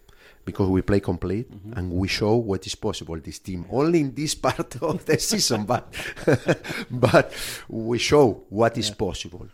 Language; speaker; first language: English; non-native, fluent; Spanish